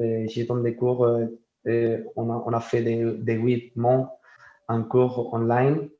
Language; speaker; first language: French; non-native, fluent; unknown